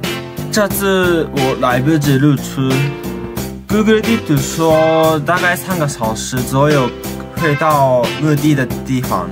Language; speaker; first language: Chinese; non-native, learner; Japanese